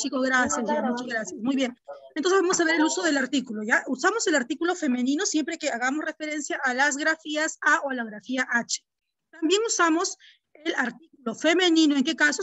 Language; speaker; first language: Spanish; native; Spanish